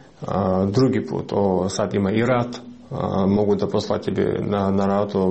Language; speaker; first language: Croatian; non-native, learner; Chechen